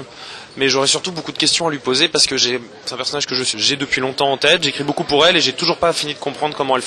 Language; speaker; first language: French; native; French